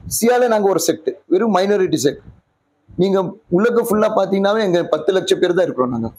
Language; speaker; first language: Tamil; non-native, local second language; Gujarati